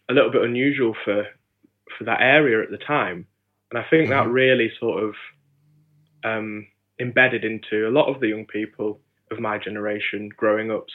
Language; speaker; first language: English; native; English